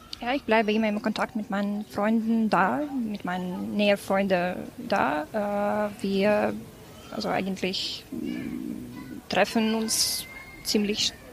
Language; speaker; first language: German; non-native, fluent; Ukrainian